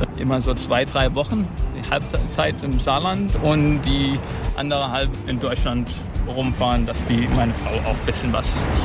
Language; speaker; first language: German; native; German